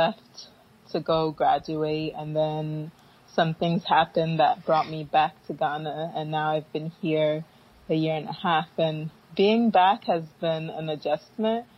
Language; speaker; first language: English; early bilingual, other home language; Akan